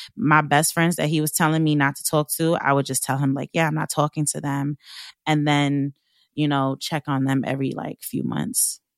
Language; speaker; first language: English; native; English